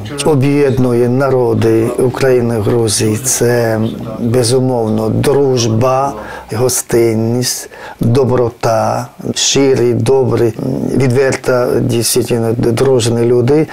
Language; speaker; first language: Ukrainian; non-native, fluent; Georgian